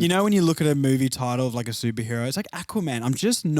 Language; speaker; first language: English; native; English